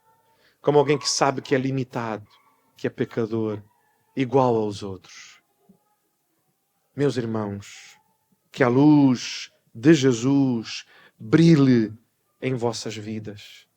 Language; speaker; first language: Portuguese; native; Portuguese